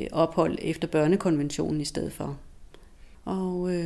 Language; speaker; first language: Danish; native; Danish